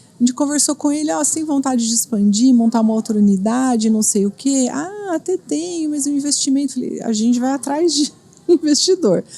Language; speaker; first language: Portuguese; native; Portuguese